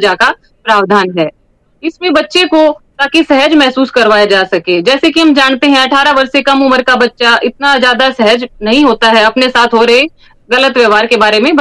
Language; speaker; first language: Hindi; native; Hindi